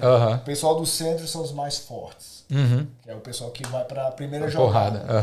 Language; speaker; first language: Portuguese; native; Portuguese